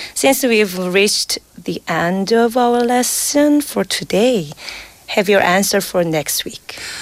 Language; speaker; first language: English; non-native, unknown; Korean